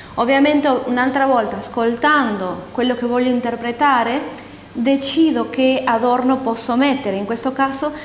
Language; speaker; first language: Italian; early bilingual, other home language; Spanish